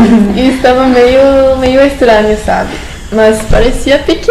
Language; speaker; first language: Portuguese; non-native, fluent; French